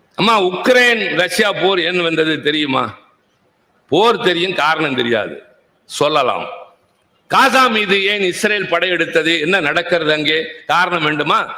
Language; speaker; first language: Tamil; native; Tamil